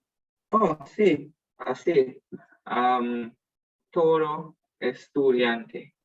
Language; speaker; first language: Spanish; non-native, learner; English